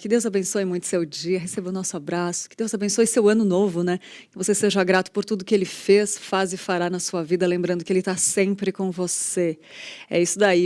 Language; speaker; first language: Portuguese; native; Portuguese